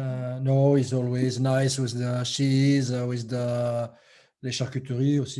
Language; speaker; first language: English; non-native, learner; French